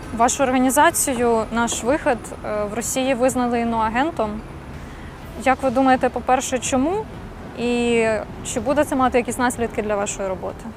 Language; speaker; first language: Ukrainian; native; Ukrainian